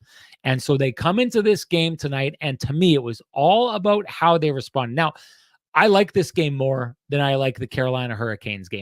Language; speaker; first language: English; native; English